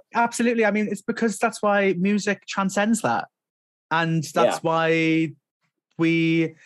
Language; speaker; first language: English; native; English